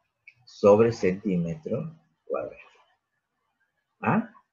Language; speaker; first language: Spanish; native; Spanish